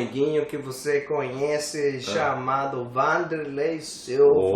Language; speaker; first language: Portuguese; non-native, learner; English